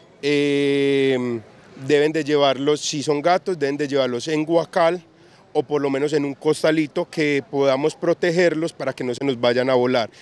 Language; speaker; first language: Spanish; native; Spanish